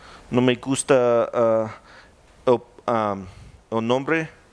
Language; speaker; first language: Spanish; non-native, learner; English